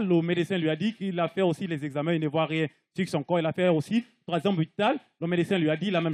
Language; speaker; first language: French; non-native, local second language; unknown